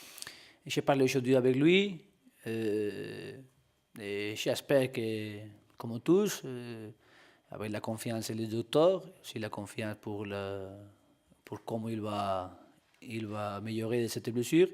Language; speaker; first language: French; non-native, learner; Spanish